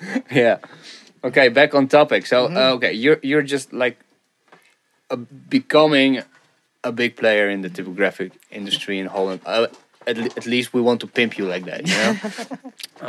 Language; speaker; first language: English; non-native, fluent; Dutch